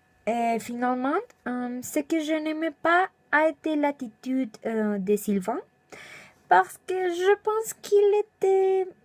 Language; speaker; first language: French; non-native, learner; Spanish